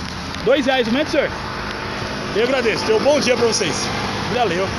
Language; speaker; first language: Portuguese; native; Portuguese